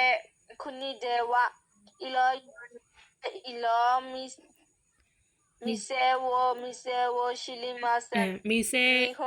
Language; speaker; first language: Japanese; non-native, learner; Burmese